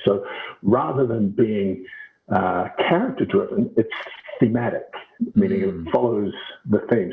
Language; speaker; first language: English; native; English